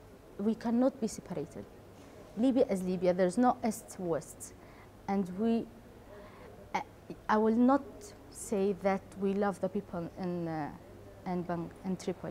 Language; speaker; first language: English; non-native, learner; Arabic